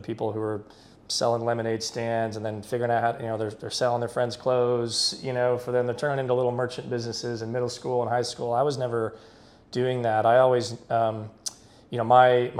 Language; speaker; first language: English; native; English